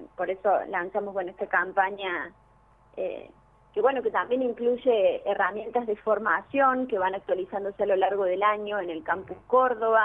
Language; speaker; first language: Spanish; native; Spanish